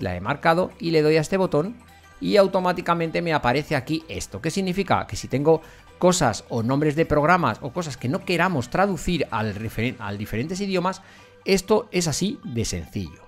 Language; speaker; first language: Spanish; native; Spanish